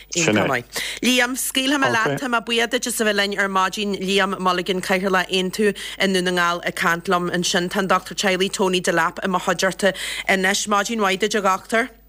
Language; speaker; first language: Irish; native; Irish